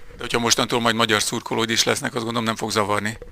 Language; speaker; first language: Hungarian; native; Hungarian